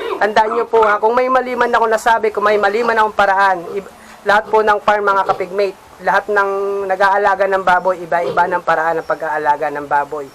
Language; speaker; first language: Filipino; native; Filipino